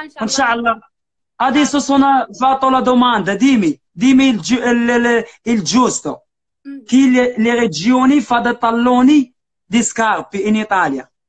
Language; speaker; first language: Italian; non-native, learner; Arabic